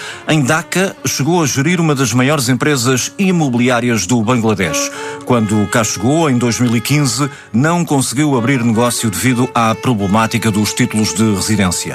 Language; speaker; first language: Portuguese; native; Portuguese